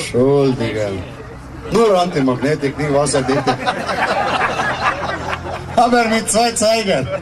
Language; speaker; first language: German; non-native, learner; Slovenian